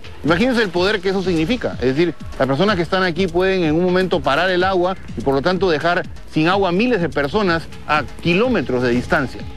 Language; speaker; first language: Spanish; native; Spanish